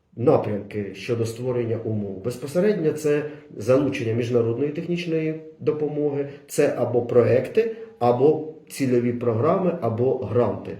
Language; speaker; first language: Ukrainian; native; Ukrainian